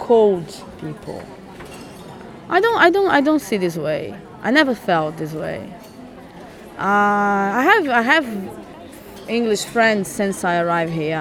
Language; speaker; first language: English; non-native, fluent; Portuguese